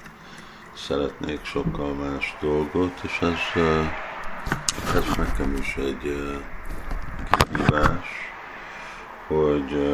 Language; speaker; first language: Hungarian; early bilingual, heritage; Hungarian